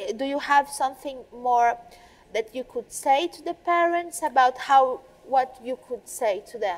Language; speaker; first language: English; non-native, learner; Portuguese